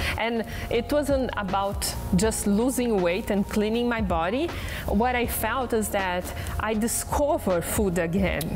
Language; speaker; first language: English; non-native, fluent; Portuguese